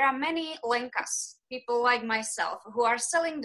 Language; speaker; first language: English; non-native, fluent; Czech